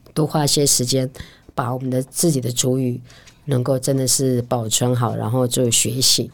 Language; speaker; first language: Chinese; native; Chinese